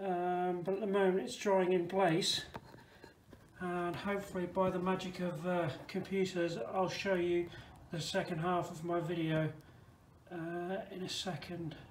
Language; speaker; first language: English; native; English